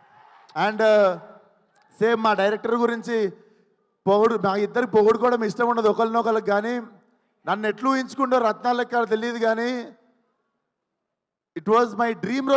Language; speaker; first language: Telugu; native; Telugu